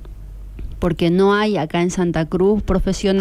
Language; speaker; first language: Spanish; native; Spanish